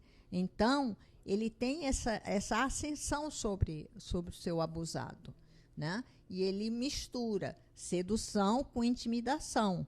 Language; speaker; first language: Portuguese; native; Portuguese